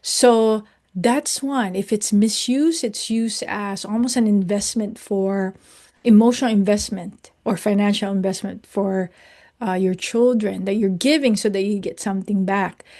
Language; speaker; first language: English; non-native, local second language; Filipino